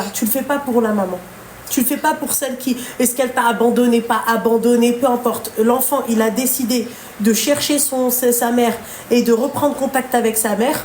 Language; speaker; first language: French; native; French